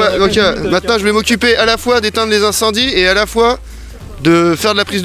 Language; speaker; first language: French; native; French